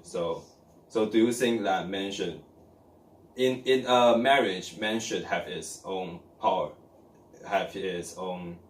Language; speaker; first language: English; non-native, learner; Chinese